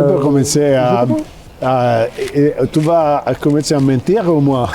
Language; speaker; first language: French; non-native, fluent; Italian